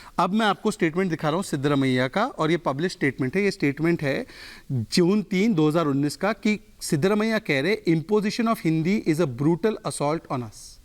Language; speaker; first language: Hindi; native; Hindi